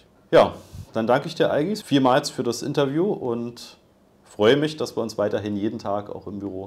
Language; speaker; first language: German; native; German